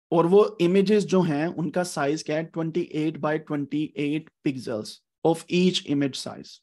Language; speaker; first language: Urdu; native; Urdu